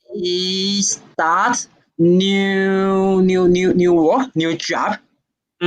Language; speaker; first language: English; non-native, learner; Chinese